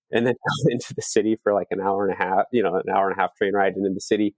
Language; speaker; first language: English; native; English